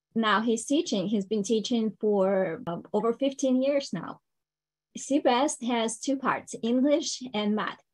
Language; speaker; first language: English; non-native, fluent; Ukrainian